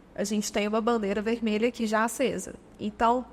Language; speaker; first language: Portuguese; native; Portuguese